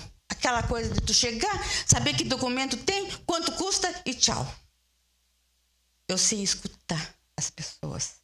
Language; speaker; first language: Portuguese; early bilingual, other home language; Spanish